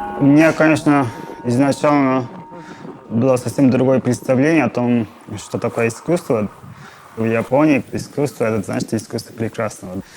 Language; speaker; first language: Russian; non-native, fluent; Japanese